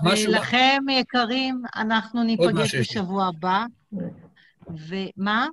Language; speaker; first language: Hebrew; native; Hebrew